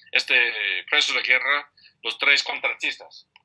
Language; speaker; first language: Spanish; non-native, fluent; English